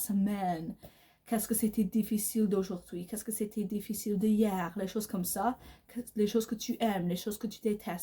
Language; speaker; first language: French; non-native, learner; English